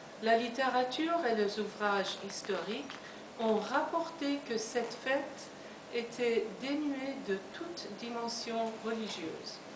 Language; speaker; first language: French; non-native, fluent; Persian